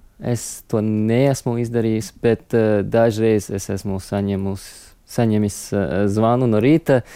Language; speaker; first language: Latvian; non-native, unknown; English